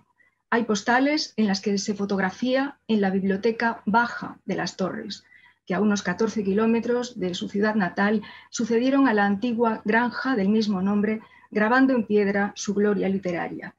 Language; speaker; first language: Spanish; native; Spanish